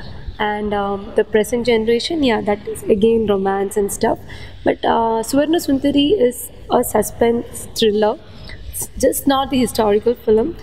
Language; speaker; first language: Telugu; non-native, local second language; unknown